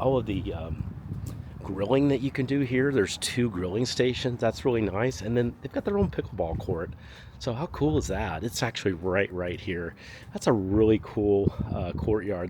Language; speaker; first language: English; native; English